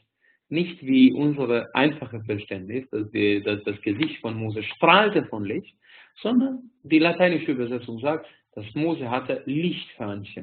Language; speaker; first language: German; non-native, fluent; Hungarian